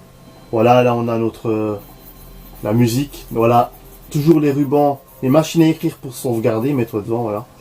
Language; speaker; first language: French; native; French